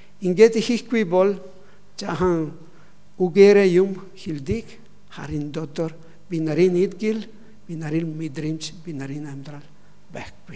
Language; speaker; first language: Mongolian; non-native, learner; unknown